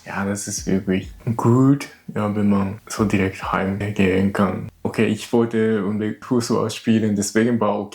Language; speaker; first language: German; non-native, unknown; Japanese